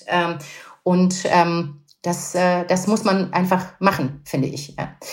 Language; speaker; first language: German; non-native, fluent; Russian